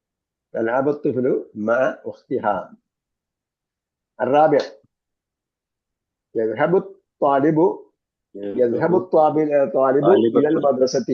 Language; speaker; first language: Arabic; non-native, fluent; Malayalam